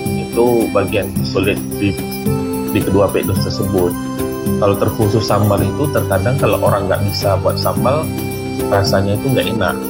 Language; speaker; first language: Indonesian; native; Indonesian